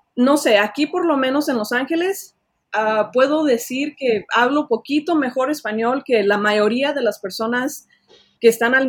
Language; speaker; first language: Spanish; early bilingual, heritage; Spanish